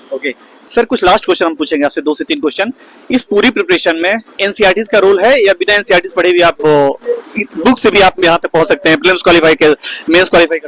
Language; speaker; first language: Hindi; native; Hindi